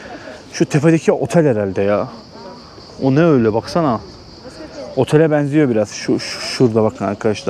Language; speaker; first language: Turkish; native; Turkish